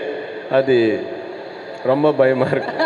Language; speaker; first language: Tamil; non-native, learner; Telugu